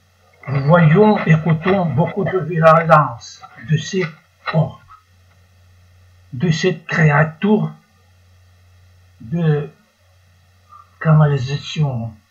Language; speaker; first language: French; non-native, learner; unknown